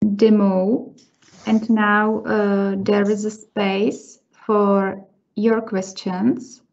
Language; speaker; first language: English; non-native, learner; Czech